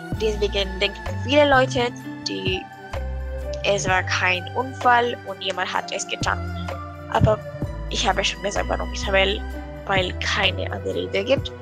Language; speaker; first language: German; non-native, learner; Spanish